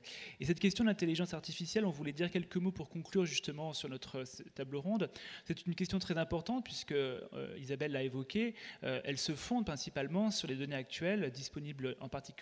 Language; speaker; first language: French; native; French